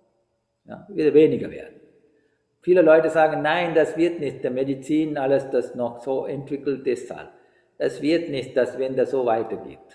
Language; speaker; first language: German; non-native, fluent; Sinhala